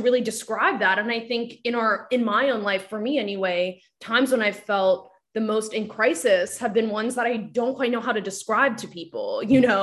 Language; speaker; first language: English; non-native, fluent; Japanese